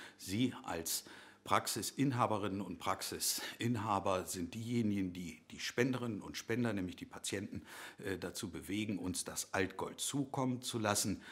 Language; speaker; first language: German; native; German